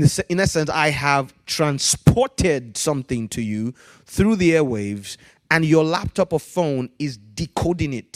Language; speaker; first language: English; non-native, local second language; Yoruba